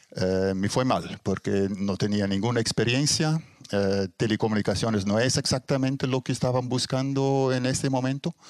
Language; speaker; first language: Spanish; non-native, fluent; Dutch